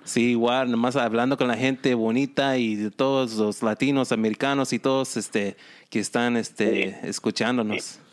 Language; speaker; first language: Spanish; non-native, learner; English